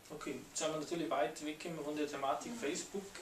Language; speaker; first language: German; native; German